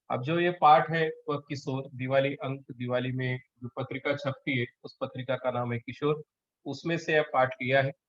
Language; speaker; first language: Hindi; non-native, local second language; Marathi